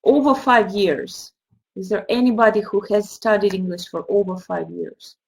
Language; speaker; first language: English; non-native, fluent; Russian